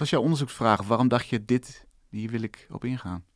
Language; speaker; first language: Dutch; native; Dutch